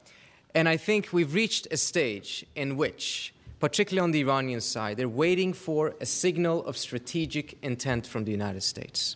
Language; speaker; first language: English; non-native, fluent; Persian